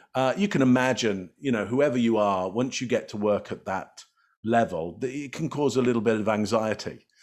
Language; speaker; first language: English; native; English